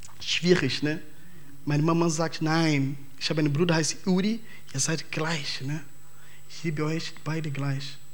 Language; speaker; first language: German; non-native, fluent; Portuguese